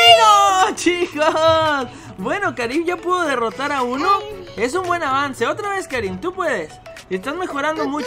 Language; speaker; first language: Spanish; native; Spanish